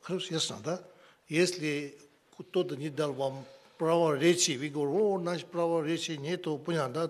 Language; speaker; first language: Russian; non-native, learner; Tibetan